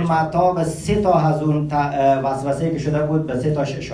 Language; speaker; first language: Persian; early bilingual, heritage; Persian